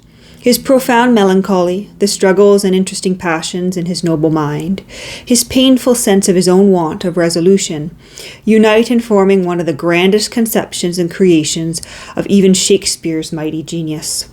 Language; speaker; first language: English; native; English